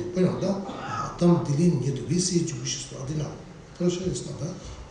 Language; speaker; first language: Russian; non-native, learner; Tibetan